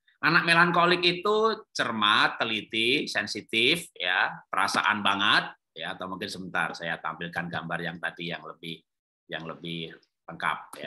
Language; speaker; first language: Indonesian; native; Indonesian